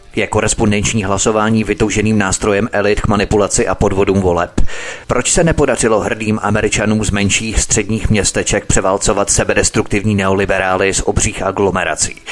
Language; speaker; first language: Czech; native; Czech